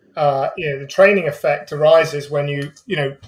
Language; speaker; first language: English; native; English